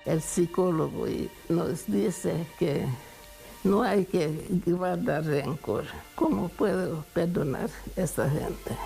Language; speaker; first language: Spanish; non-native, fluent; Hungarian